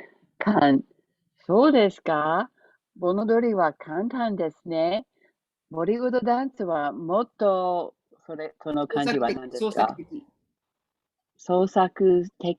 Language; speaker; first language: Japanese; non-native, learner; English